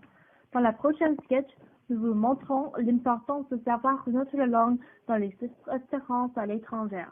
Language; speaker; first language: French; non-native, learner; English